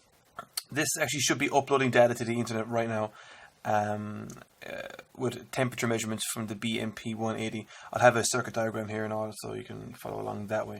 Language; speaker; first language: English; native; English